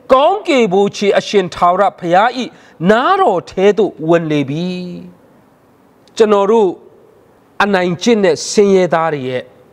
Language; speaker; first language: Burmese; non-native, local second language; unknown